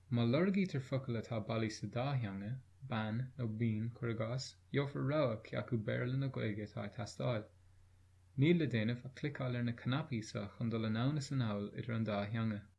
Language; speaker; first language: Irish; native; Irish